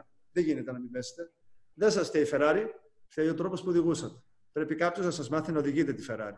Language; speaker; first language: Greek; native; Greek